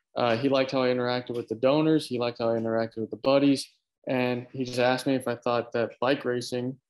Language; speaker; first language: English; native; English